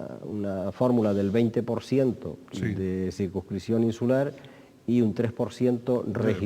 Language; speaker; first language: Spanish; native; Spanish